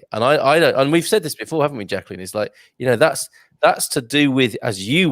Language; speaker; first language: English; native; English